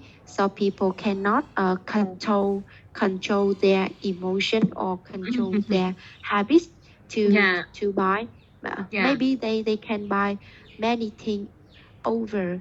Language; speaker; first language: English; non-native, learner; Vietnamese